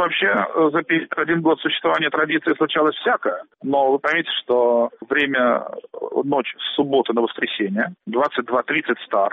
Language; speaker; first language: Russian; native; Russian